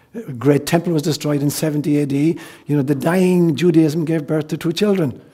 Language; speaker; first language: English; native; English